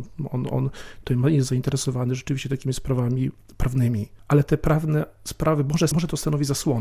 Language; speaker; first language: Polish; native; Polish